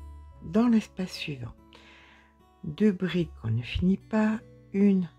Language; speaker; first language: French; native; French